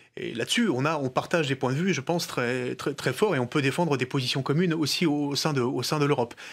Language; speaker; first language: French; native; French